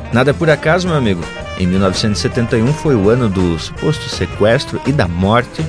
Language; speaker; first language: Portuguese; native; Portuguese